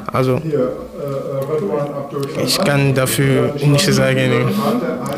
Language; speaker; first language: German; non-native, fluent; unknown